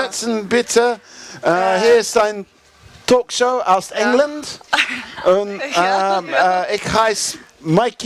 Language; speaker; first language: German; non-native, learner; English